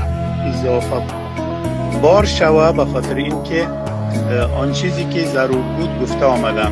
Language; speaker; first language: Persian; non-native, local second language; Uzbek